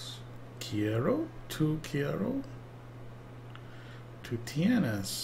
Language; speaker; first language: Spanish; non-native, learner; English